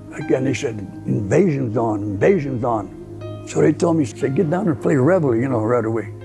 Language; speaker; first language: English; early bilingual, other home language; Italian